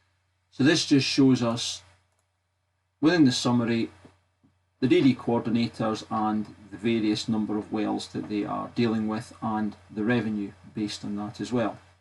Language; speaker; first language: English; native; English